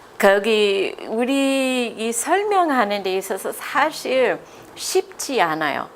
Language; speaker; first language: Korean; non-native, fluent; English